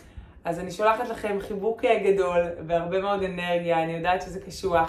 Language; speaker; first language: Hebrew; native; Hebrew